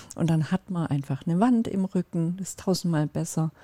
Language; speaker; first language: German; non-native, fluent; Turkish